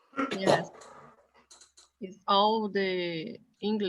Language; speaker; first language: English; non-native, learner; Portuguese